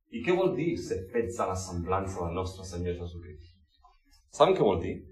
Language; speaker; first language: Catalan; non-native, local second language; Spanish